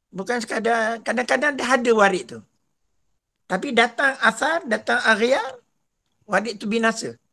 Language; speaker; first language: Malay; native; Malay